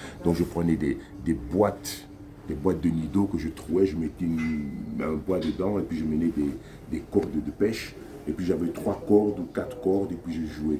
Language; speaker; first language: French; non-native, local second language; Lingala